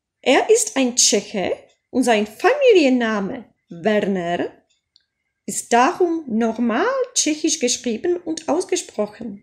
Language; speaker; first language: German; non-native, fluent; Czech